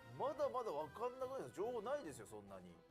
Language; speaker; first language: Japanese; native; Japanese